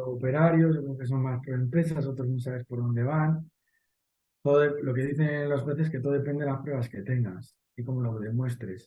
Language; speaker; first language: Spanish; native; Spanish